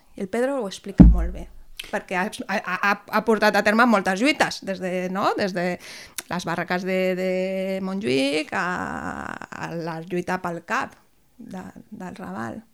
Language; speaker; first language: Catalan; non-native, local second language; Spanish